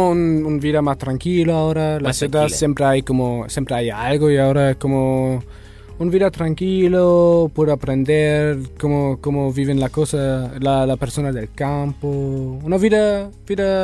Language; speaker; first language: Spanish; non-native, learner; German